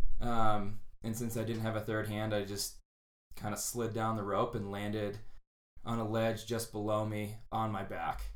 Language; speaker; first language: English; native; English